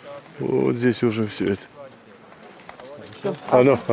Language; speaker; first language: Russian; native; Russian